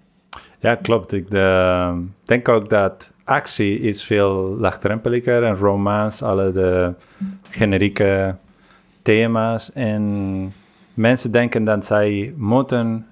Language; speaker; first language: Dutch; non-native, fluent; Spanish